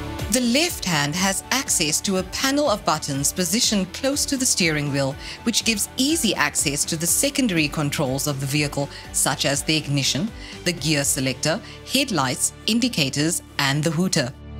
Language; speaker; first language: English; native; English